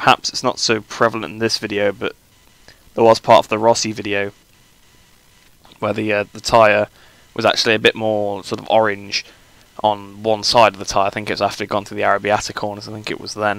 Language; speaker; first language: English; native; English